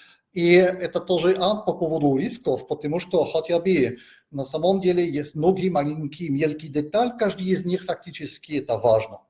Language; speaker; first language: Russian; non-native, fluent; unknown